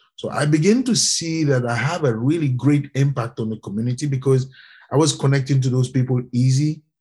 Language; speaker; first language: English; non-native, fluent; French